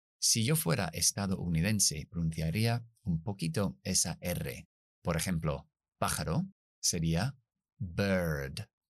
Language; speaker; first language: Spanish; non-native, fluent; English